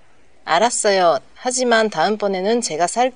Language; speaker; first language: Korean; non-native, learner; Japanese